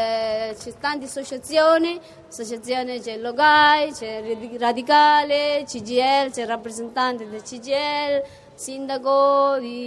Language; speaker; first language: Italian; non-native, fluent; Tibetan